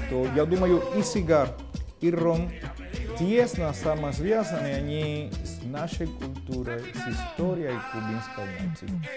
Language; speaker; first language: Russian; non-native, fluent; Spanish